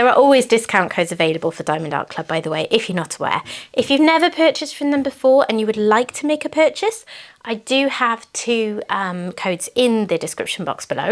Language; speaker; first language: English; native; English